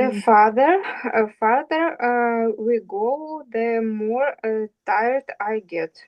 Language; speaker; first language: English; non-native, learner; Russian